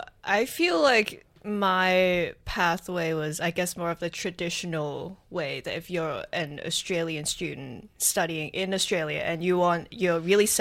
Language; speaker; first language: English; non-native, local second language; Cantonese